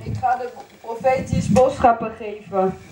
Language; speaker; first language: Dutch; non-native, learner; Lingala